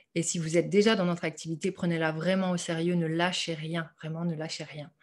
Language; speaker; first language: French; native; French